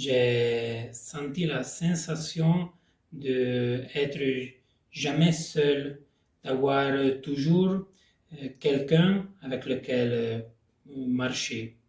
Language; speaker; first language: French; non-native, local second language; Italian